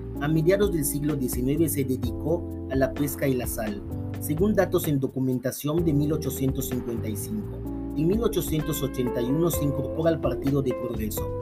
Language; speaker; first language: Spanish; native; Spanish